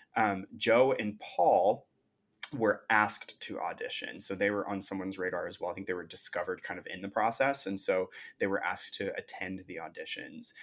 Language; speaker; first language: English; native; English